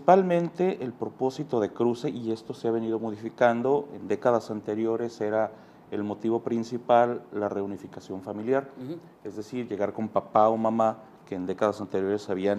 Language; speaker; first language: Spanish; native; Spanish